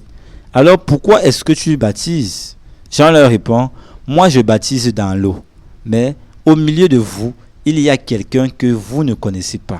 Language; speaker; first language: French; non-native, local second language; Lingala